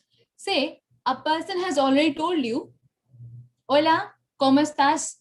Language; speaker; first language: Spanish; non-native, fluent; Bangla